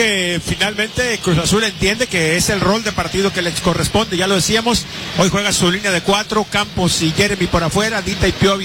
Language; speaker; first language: Spanish; native; Spanish